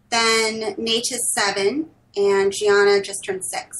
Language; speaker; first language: English; native; English